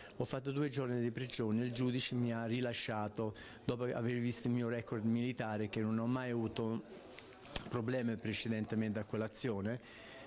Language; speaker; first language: Italian; native; Italian